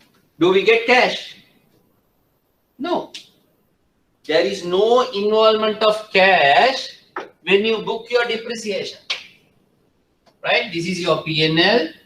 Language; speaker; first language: English; non-native, local second language; Sinhala